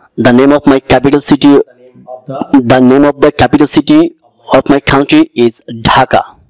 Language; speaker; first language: English; non-native, local second language; Bangla